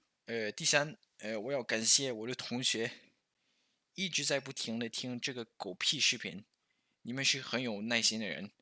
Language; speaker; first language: Chinese; early bilingual, heritage; Chinese